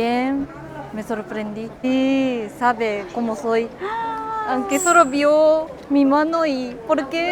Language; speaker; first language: Spanish; non-native, fluent; Japanese